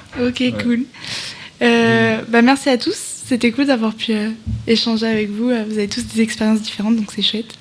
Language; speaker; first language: French; native; French